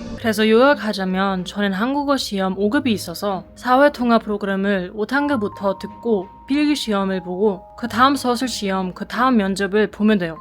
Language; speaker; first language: Korean; non-native, fluent; German